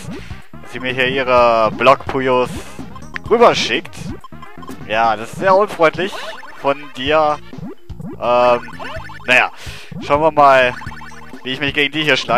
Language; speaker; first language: German; native; German